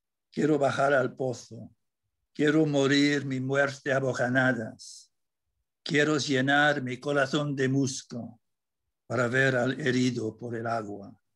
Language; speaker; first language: Spanish; non-native, fluent; English